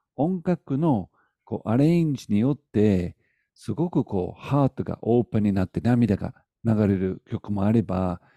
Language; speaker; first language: Japanese; non-native, fluent; English